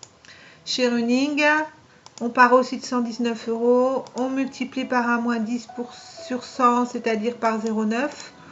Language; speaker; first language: French; native; French